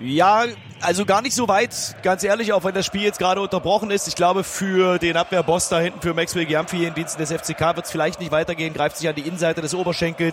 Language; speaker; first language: German; native; German